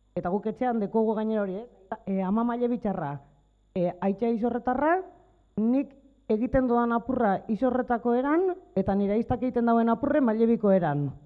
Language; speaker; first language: Basque; native; Basque